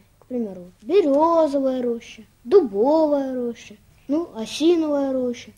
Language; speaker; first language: Russian; native; Russian